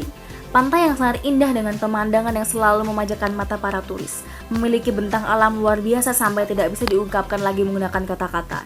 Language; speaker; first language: Indonesian; native; Indonesian